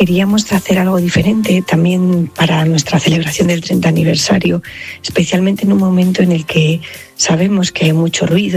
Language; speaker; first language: Spanish; native; Spanish